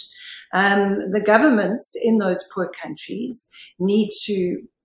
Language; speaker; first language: English; native; English